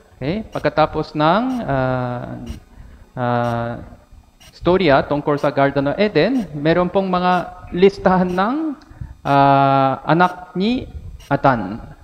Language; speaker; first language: Filipino; non-native, fluent; Korean